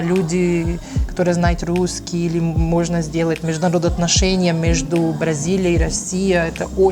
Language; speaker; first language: Russian; non-native, learner; Portuguese